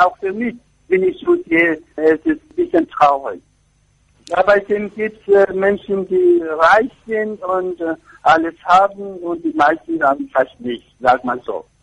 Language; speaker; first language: German; non-native, fluent; Persian